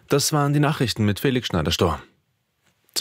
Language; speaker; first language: German; native; German